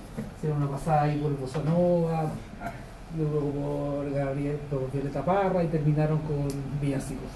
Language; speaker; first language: Spanish; native; Spanish